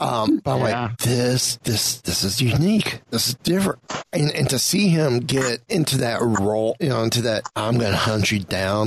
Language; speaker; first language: English; native; English